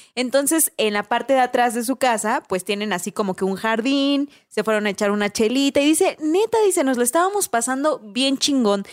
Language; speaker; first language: Spanish; native; Spanish